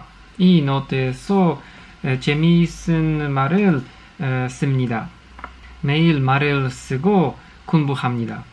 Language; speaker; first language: Korean; non-native, learner; Polish